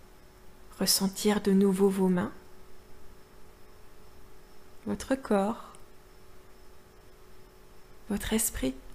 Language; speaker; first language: French; native; French